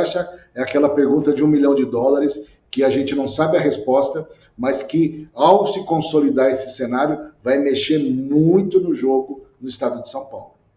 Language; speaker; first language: Portuguese; native; Portuguese